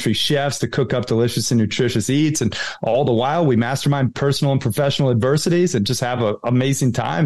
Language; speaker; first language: English; native; English